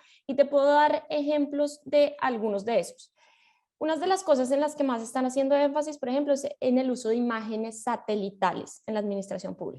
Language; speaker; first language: Spanish; native; Spanish